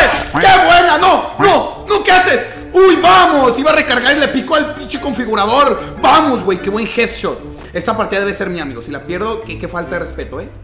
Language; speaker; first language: Spanish; native; Spanish